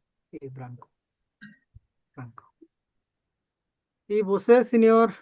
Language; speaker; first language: Portuguese; non-native, learner; Bangla